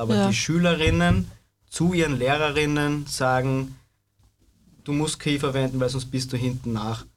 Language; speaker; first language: German; native; German